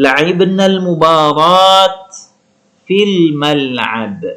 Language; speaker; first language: Arabic; non-native, learner; Indonesian